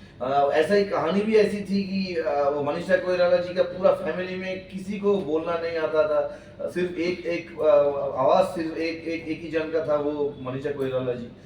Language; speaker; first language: Hindi; non-native, local second language; Bangla